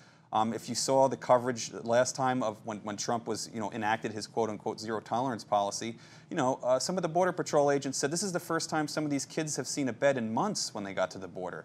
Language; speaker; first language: English; native; English